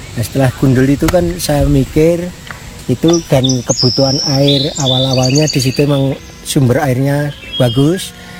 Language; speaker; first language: Indonesian; non-native, local second language; Javanese